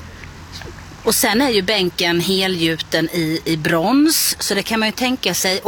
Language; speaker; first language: Swedish; native; Swedish